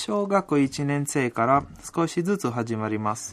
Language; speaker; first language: Japanese; non-native, fluent; Italian